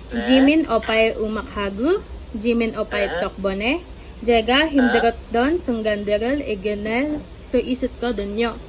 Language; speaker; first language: Korean; non-native, learner; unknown